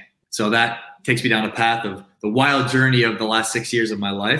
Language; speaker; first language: English; native; English